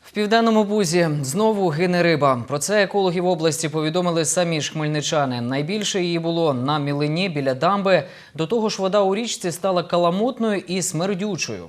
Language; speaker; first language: Ukrainian; native; Ukrainian